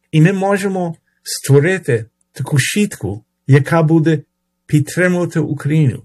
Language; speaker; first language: Ukrainian; early bilingual, heritage; Ukrainian